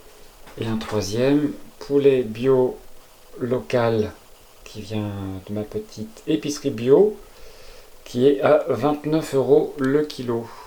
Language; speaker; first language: French; native; French